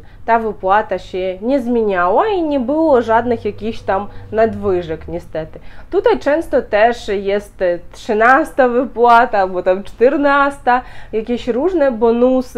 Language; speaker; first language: Polish; non-native, fluent; Ukrainian